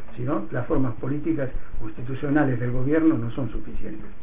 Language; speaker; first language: Spanish; native; Spanish